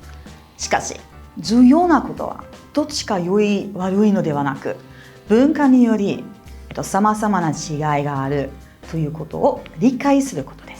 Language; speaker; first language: Japanese; non-native, fluent; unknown